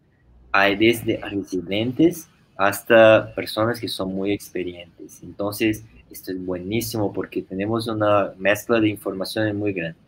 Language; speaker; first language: Spanish; non-native, fluent; Portuguese